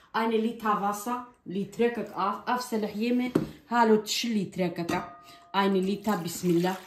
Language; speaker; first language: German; non-native, learner; Kurdish